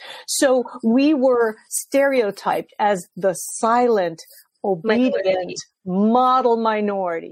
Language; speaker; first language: English; native; English